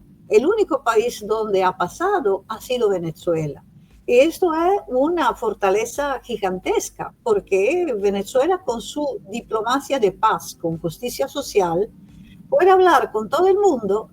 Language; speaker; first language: Spanish; non-native, fluent; Italian